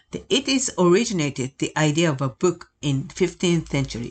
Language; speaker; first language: English; non-native, fluent; Japanese